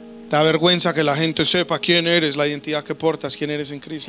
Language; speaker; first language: Spanish; native; Spanish